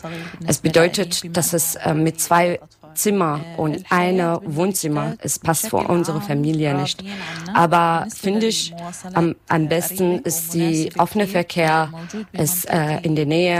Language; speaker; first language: German; non-native, learner; Arabic